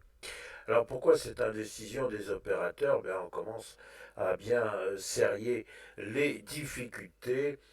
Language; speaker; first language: French; native; French